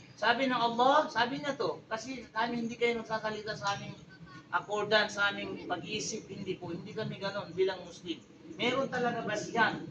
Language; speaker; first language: Filipino; non-native, local second language; Tausug